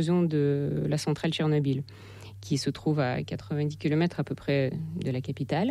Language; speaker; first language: French; non-native, fluent; Russian